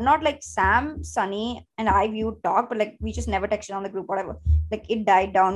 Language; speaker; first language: English; non-native, local second language; Hindi